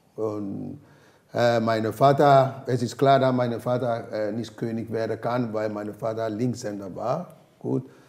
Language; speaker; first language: German; non-native, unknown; Ewe